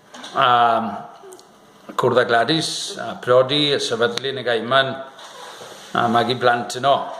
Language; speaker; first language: Welsh; early bilingual, heritage; Welsh